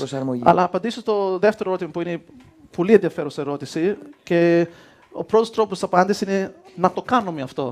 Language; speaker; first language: Greek; early bilingual, heritage; Greek